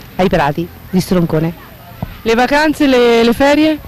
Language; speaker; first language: Italian; native; Italian